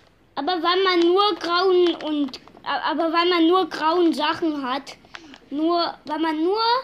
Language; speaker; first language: German; native; German